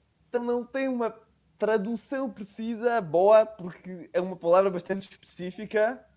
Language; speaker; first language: Portuguese; non-native, fluent; Italian